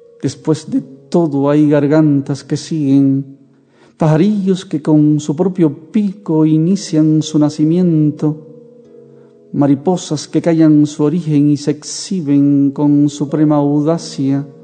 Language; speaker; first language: Spanish; native; Spanish